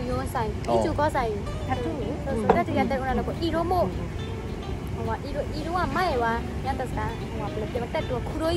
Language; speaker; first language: Japanese; non-native, learner; Burmese